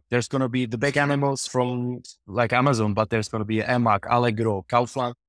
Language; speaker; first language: English; non-native, fluent; Czech